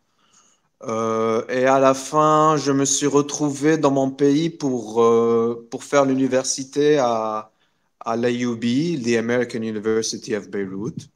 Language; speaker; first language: French; non-native, local second language; Arabic